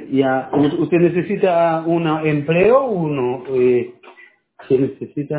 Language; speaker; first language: Spanish; non-native, learner; Haitian Creole